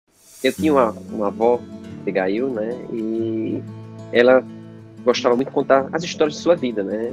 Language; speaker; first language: Portuguese; native; Portuguese